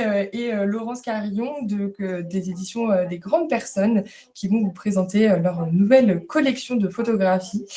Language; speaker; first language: French; native; French